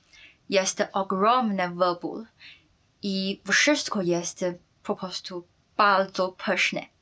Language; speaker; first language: Polish; non-native, fluent; Chinese